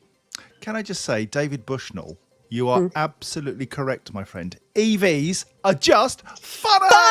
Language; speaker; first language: English; native; English